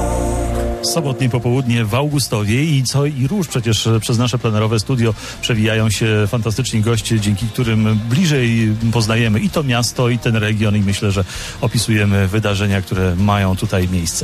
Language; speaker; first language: Polish; native; Polish